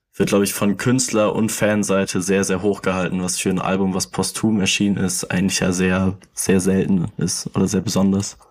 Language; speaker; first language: German; native; German